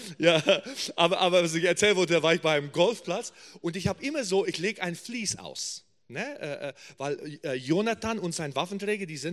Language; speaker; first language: German; non-native, fluent; English